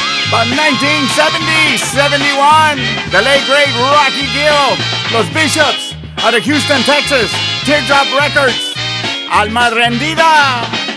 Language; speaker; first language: English; early bilingual, other home language; Spanish